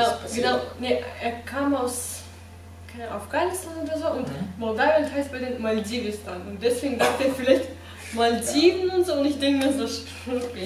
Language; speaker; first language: German; non-native, fluent; Romanian